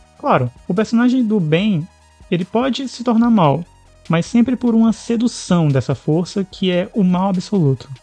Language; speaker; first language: Portuguese; native; Portuguese